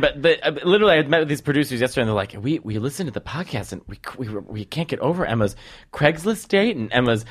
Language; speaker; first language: English; native; English